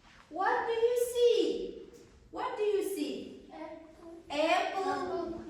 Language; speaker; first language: English; non-native, learner; Kazakh